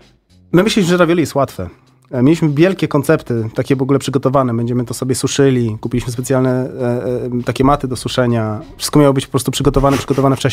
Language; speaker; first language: Polish; native; Polish